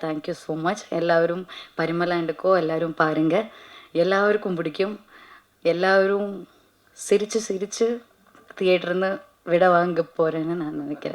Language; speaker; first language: Tamil; non-native, learner; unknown